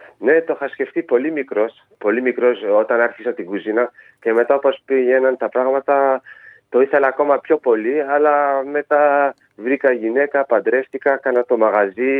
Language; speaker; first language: Greek; early bilingual, heritage; Greek